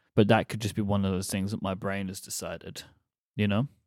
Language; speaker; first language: English; native; English